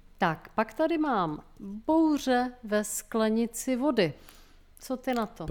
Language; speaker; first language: Czech; native; Czech